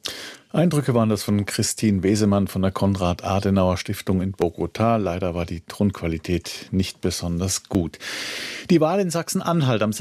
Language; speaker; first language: German; native; German